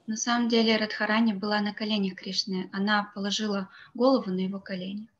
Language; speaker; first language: Russian; native; Russian